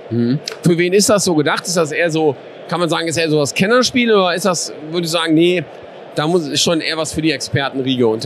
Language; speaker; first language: German; native; German